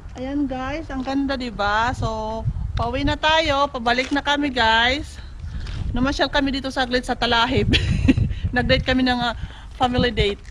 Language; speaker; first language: Filipino; native; Filipino